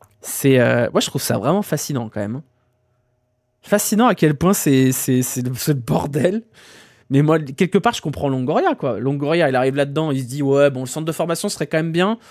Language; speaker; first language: French; native; French